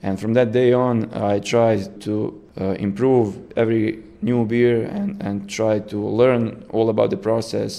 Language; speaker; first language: English; non-native, fluent; Serbian